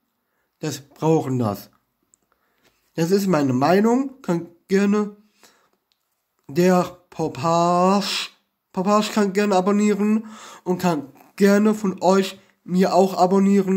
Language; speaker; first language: German; non-native, learner; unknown